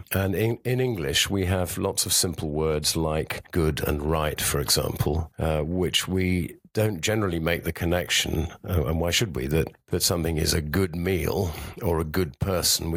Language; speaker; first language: English; native; English